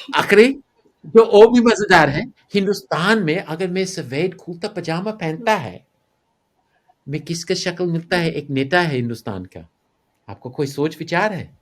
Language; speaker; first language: Hindi; non-native, fluent; English